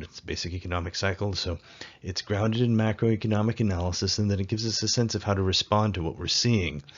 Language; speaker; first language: English; native; English